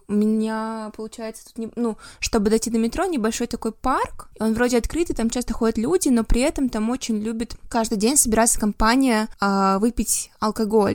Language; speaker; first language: Russian; native; Russian